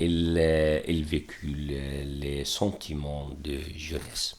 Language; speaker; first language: French; non-native, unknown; Arabic